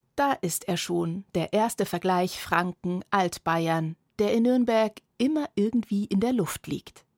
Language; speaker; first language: German; native; German